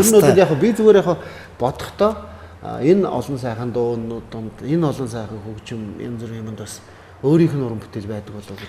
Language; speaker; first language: Mongolian; native; Mongolian